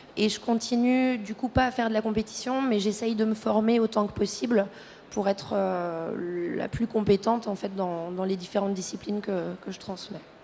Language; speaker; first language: French; native; French